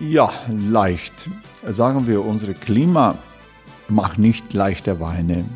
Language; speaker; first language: German; non-native, fluent; Croatian